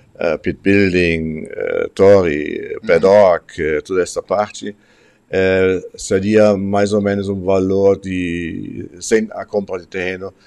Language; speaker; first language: Portuguese; non-native, fluent; German